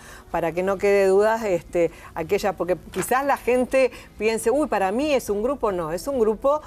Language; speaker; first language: Spanish; native; Spanish